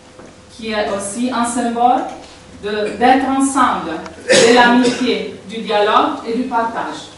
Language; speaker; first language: French; non-native, fluent; Italian